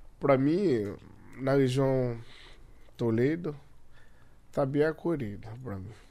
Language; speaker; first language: Portuguese; non-native, learner; Haitian Creole